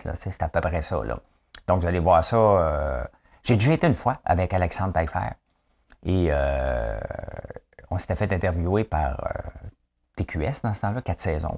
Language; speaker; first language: French; native; French